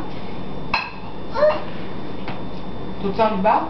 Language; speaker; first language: Hebrew; native; Hebrew